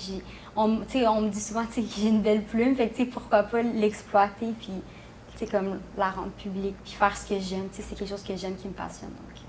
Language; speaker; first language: French; native; French